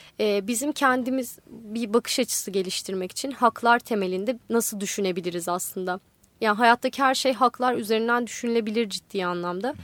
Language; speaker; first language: Turkish; native; Turkish